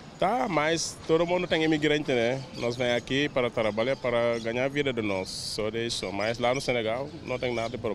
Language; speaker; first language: Portuguese; non-native, learner; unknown